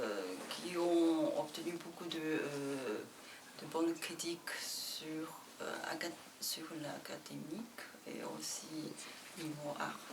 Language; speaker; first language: French; non-native, fluent; Chinese